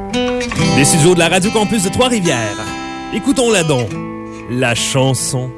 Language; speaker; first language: French; native; French